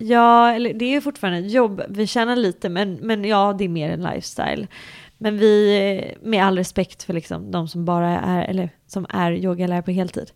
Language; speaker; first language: Swedish; early bilingual, other home language; English